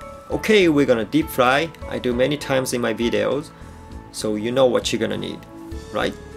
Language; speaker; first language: English; non-native, fluent; Japanese